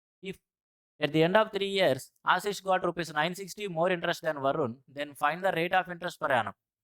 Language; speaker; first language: English; non-native, local second language; Telugu